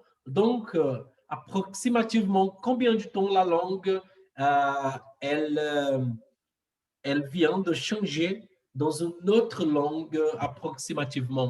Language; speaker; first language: French; non-native, fluent; Portuguese